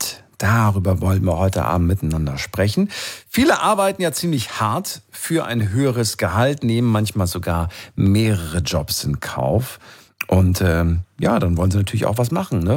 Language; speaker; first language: German; native; German